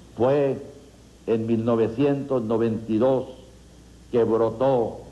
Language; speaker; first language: Spanish; native; Spanish